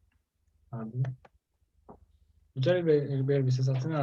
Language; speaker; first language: Turkish; non-native, learner; Spanish